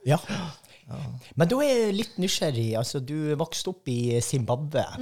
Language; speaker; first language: Norwegian; native; Norwegian